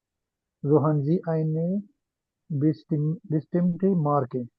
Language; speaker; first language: German; non-native, learner; Urdu